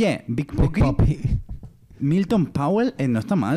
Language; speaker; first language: Spanish; native; Spanish